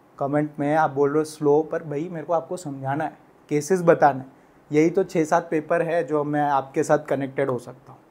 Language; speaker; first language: Hindi; non-native, local second language; Gujarati